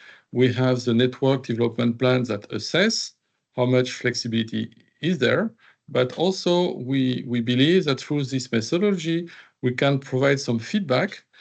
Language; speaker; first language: English; non-native, fluent; French